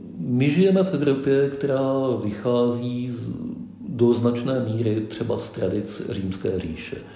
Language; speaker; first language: Czech; native; Czech